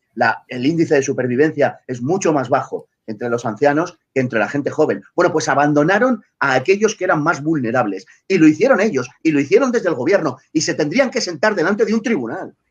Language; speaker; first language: Spanish; native; Spanish